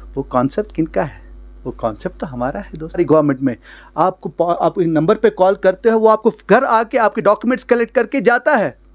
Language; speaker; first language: Hindi; non-native, local second language; Kashmiri